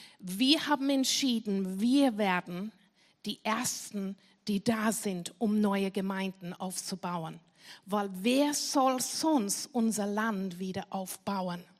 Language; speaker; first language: German; non-native, fluent; English